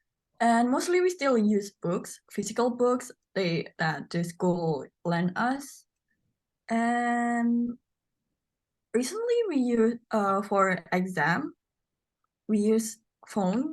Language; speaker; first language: English; non-native, learner; Indonesian